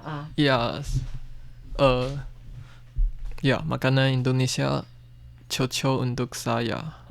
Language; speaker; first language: Indonesian; non-native, learner; Chinese